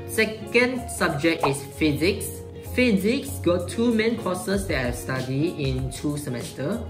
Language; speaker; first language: English; non-native, local second language; Chinese